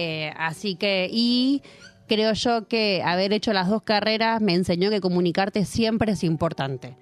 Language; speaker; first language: Spanish; native; Spanish